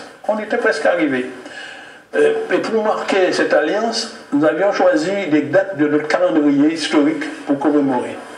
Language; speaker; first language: French; native; French